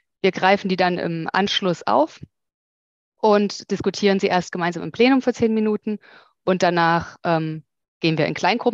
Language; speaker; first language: German; native; German